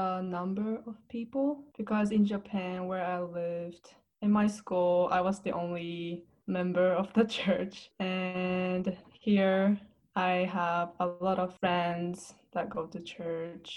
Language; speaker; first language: English; non-native, fluent; Japanese